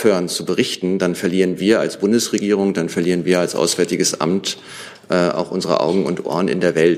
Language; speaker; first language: German; native; German